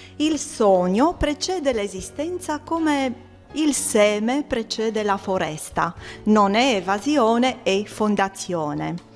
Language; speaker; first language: Italian; non-native, fluent; Romanian